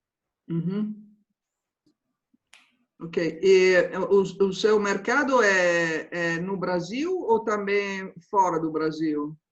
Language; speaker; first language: Portuguese; non-native, fluent; Spanish